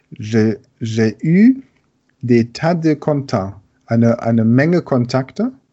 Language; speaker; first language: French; non-native, learner; German